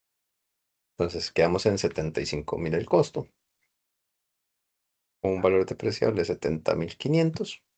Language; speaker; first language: Spanish; native; Spanish